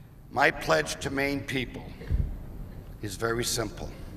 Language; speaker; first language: English; early bilingual, other home language; French